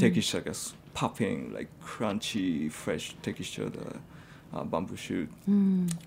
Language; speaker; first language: English; non-native, fluent; Japanese